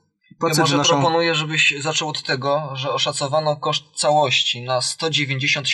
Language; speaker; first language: Polish; native; Polish